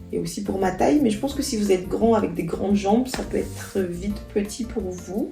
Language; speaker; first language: French; non-native, local second language; Malagasy